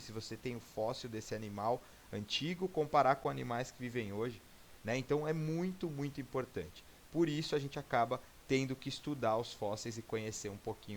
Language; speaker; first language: Portuguese; native; Portuguese